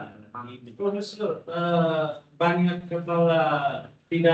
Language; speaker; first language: Indonesian; non-native, learner; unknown